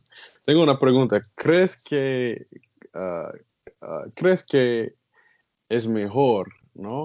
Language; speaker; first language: Spanish; non-native, learner; English